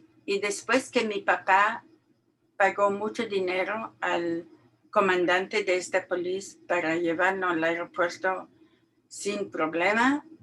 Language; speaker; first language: Spanish; non-native, learner; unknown